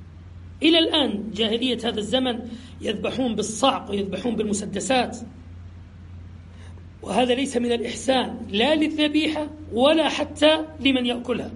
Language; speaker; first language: Arabic; native; Arabic